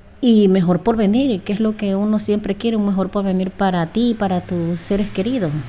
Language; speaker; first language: Spanish; native; Spanish